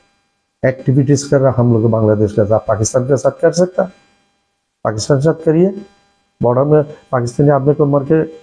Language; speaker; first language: Hindi; non-native, learner; Bangla